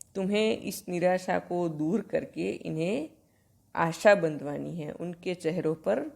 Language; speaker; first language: Hindi; non-native, local second language; Gujarati